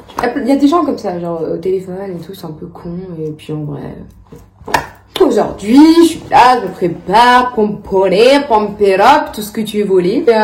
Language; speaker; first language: French; native; French